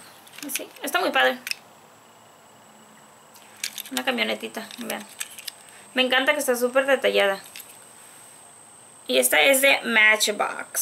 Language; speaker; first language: Spanish; native; Spanish